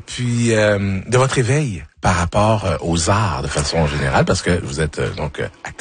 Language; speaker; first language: French; native; French